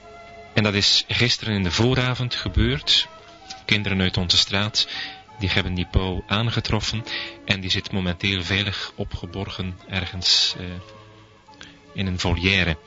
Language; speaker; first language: Dutch; native; Dutch